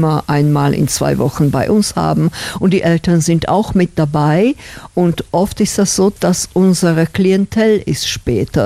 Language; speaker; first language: German; non-native, fluent; Slovak